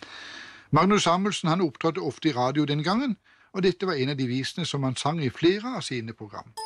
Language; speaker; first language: Norwegian; native; Norwegian